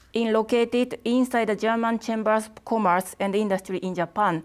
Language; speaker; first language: English; non-native, fluent; Japanese